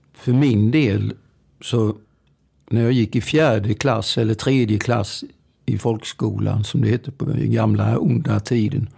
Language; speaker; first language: Swedish; early bilingual, other home language; German